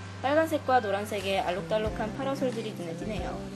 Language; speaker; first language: Korean; native; Korean